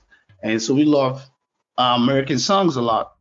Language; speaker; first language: English; non-native, local second language; Yoruba